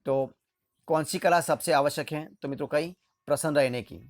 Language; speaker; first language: Hindi; non-native, local second language; Gujarati